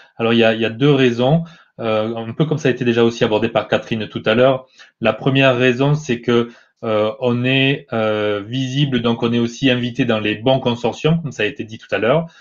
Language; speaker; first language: French; native; French